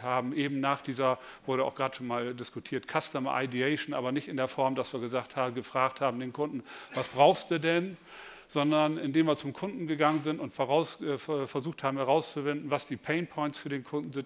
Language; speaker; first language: German; native; German